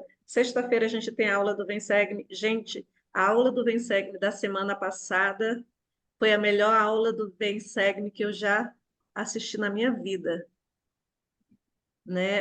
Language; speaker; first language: Portuguese; native; Portuguese